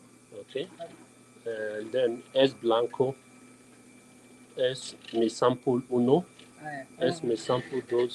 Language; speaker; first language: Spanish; non-native, learner; Igbo